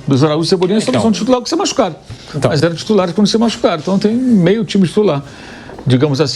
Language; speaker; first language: Portuguese; native; Portuguese